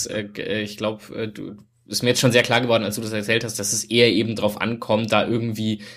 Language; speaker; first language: German; native; German